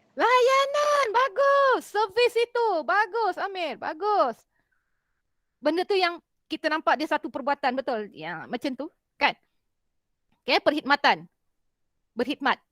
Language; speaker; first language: Malay; native; Malay